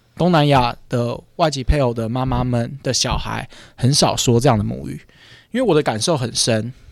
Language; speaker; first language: Chinese; native; Chinese